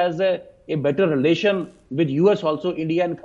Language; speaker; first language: English; non-native, local second language; Dogri